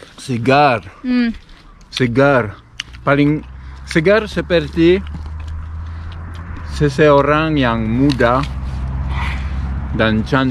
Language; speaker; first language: Indonesian; non-native, learner; French